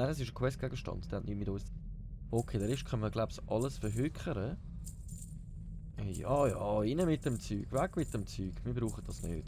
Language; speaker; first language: German; native; German